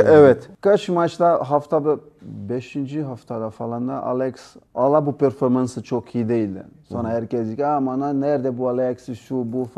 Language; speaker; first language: Turkish; non-native, learner; Portuguese